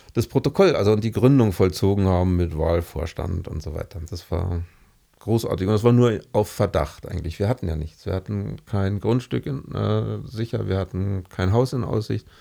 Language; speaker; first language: German; native; German